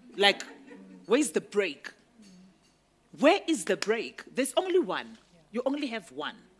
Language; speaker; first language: English; non-native, local second language; Northern Sotho